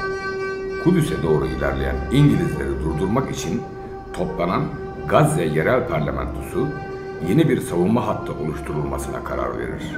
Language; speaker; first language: Turkish; native; Turkish